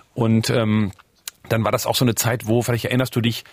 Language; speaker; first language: German; native; German